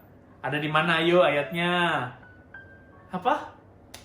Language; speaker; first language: Indonesian; native; Indonesian